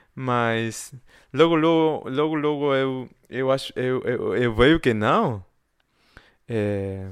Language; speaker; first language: Portuguese; non-native, fluent; Spanish